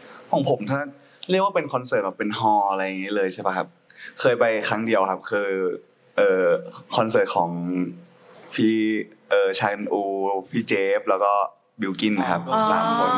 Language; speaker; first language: Thai; native; Thai